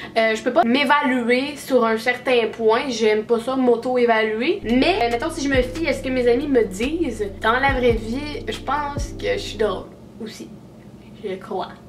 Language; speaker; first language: French; native; French